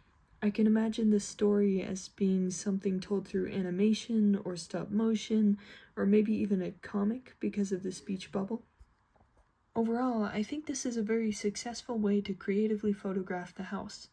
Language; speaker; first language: English; native; English